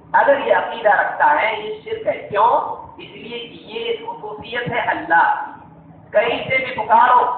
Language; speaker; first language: Urdu; native; Urdu